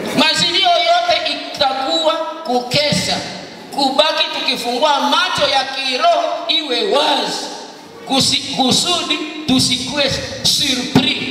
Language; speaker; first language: Swahili; non-native, local second language; Nande